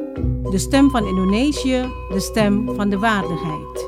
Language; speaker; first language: Dutch; non-native, fluent; Indonesian